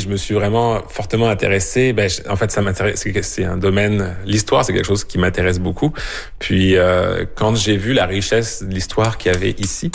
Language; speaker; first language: French; native; French